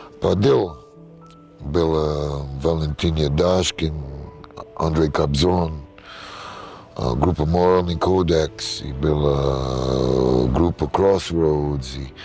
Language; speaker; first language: Russian; non-native, learner; English